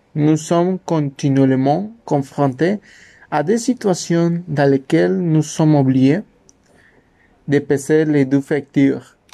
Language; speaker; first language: French; non-native, learner; Spanish